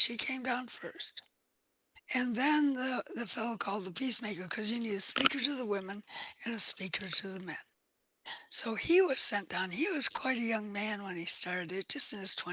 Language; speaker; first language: English; native; English